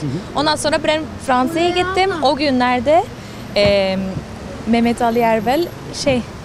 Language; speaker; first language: Turkish; non-native, fluent; English